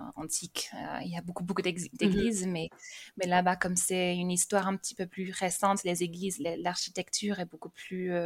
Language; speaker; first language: French; early bilingual, other home language; English